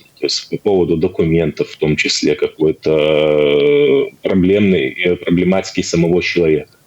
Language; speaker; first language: Russian; native; Russian